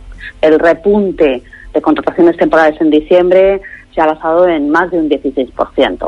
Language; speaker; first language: Spanish; native; Spanish